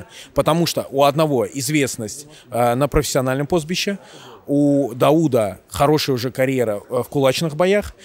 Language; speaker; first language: Russian; native; Russian